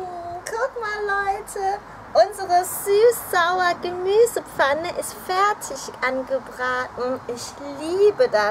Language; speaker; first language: German; early bilingual, other home language; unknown